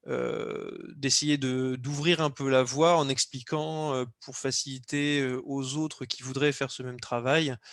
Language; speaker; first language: French; native; French